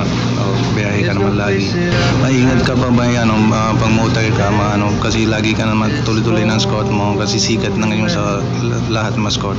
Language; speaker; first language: Filipino; non-native, learner; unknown